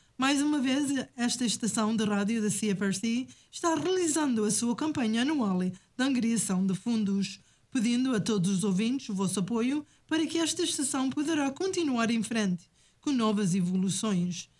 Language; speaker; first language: Portuguese; native; Portuguese